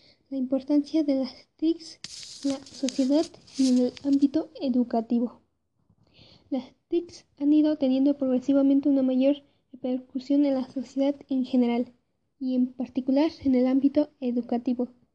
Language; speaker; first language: Spanish; native; Spanish